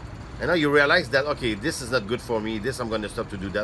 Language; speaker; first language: English; non-native, learner; French